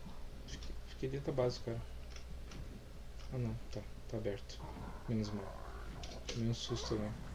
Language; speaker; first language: Portuguese; native; Portuguese